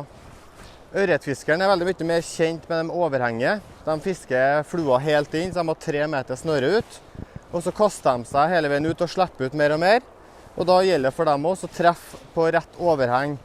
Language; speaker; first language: Norwegian; native; Norwegian